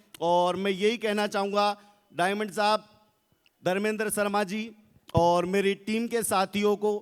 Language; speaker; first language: Hindi; native; Hindi